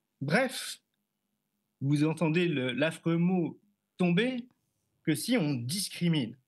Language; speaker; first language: French; native; French